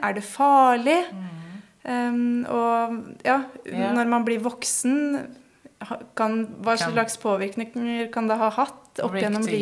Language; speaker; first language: Norwegian; native; Norwegian